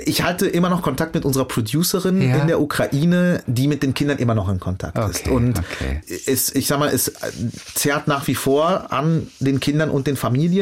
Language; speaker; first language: German; early bilingual, other home language; Arabic